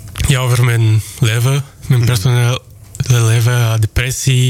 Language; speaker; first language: Dutch; non-native, local second language; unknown